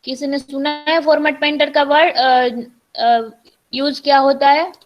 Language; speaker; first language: Hindi; non-native, local second language; Gujarati